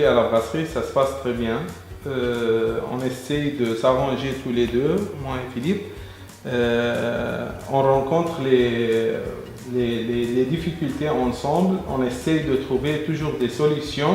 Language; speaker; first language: French; non-native, fluent; Arabic